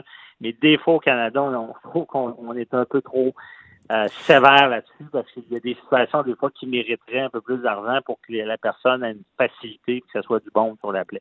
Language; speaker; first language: French; native; French